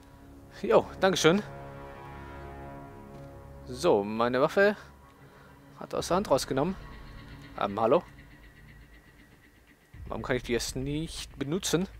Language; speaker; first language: German; native; German